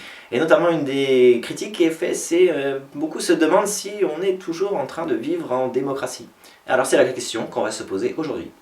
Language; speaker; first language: French; native; French